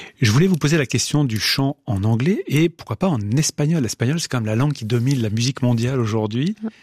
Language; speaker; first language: French; native; French